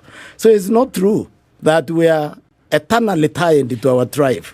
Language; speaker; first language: English; non-native, local second language; Meru